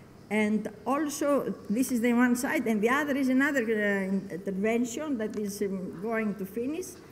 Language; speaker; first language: English; non-native, learner; Greek